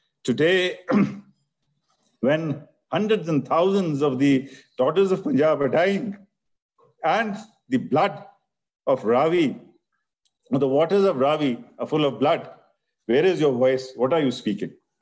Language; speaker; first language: English; non-native, local second language; Punjabi